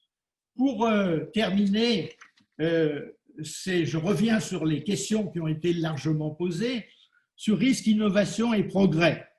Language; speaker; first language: French; native; French